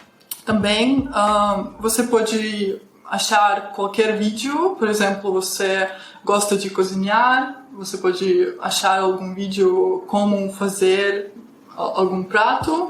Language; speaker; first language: Portuguese; non-native, fluent; Russian